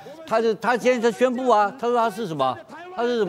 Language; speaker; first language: Chinese; native; Chinese